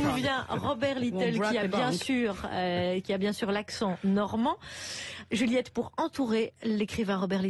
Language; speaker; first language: French; native; French